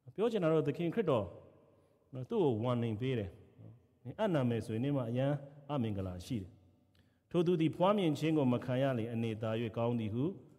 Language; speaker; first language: Burmese; non-native, local second language; Kachin